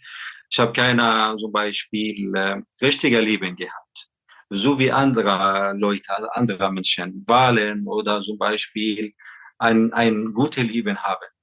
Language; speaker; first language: German; non-native, learner; Arabic